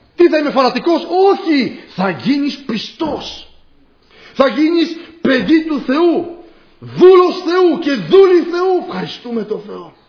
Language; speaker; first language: Greek; non-native, fluent; Polish